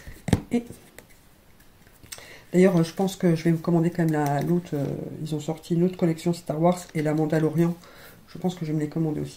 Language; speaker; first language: French; native; French